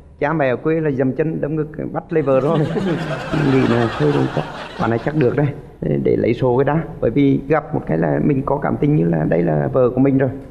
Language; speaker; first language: Vietnamese; native; Vietnamese